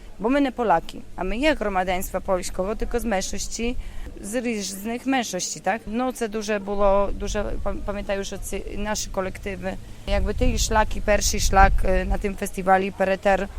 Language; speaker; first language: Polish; non-native, local second language; Ukrainian